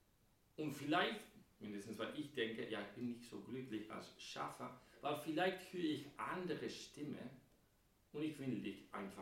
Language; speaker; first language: German; non-native, fluent; English